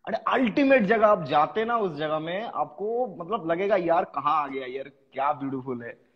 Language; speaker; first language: Hindi; non-native, local second language; Bangla